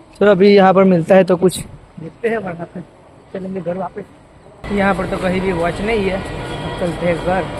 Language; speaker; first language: Hindi; non-native, local second language; Gujarati